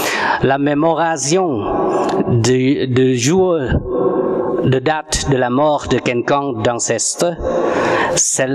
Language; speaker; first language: French; non-native, fluent; Vietnamese